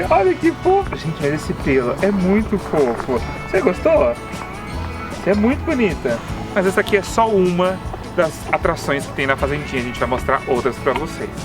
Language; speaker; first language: Portuguese; native; Portuguese